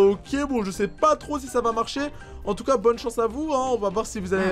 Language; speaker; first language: French; native; French